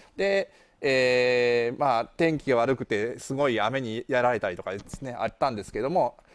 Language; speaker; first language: Japanese; native; Japanese